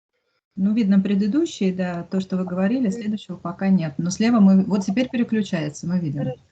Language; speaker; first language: Russian; native; Russian